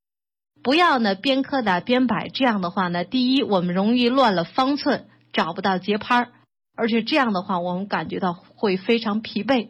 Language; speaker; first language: Chinese; native; Chinese